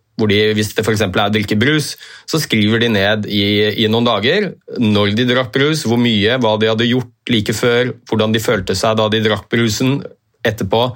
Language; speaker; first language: Norwegian; native; Norwegian